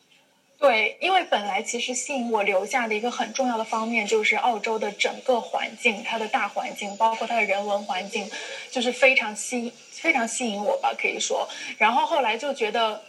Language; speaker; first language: Chinese; native; Chinese